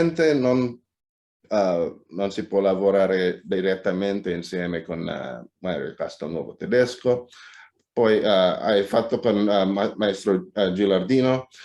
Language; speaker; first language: Italian; non-native, fluent; Indonesian